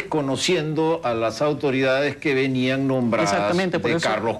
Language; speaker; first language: Spanish; native; Spanish